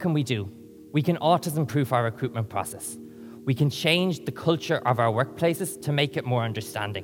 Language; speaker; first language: English; native; English